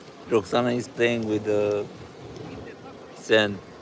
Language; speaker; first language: English; non-native, fluent; Romanian